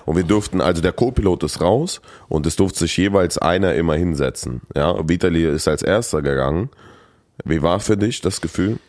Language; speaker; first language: German; early bilingual, other home language; Russian